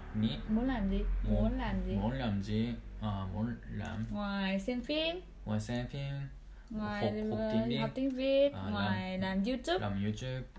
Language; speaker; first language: Vietnamese; non-native, learner; Japanese